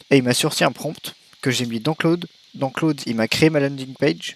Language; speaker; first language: French; native; French